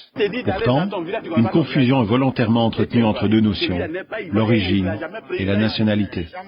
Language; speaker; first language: French; native; French